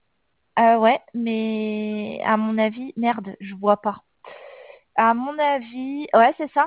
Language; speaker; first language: French; native; French